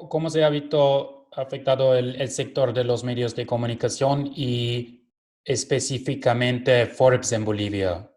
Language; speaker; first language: Spanish; non-native, learner; German